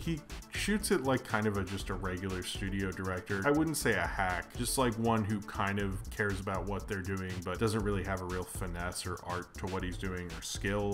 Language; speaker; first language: English; native; English